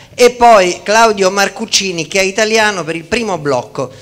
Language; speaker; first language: Italian; native; Italian